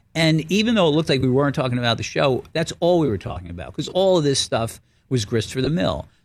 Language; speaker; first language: English; native; English